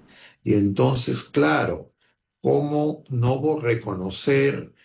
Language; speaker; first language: Spanish; native; Spanish